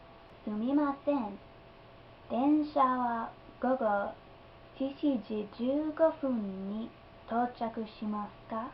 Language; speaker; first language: Japanese; non-native, learner; English